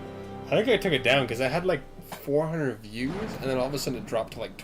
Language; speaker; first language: English; native; English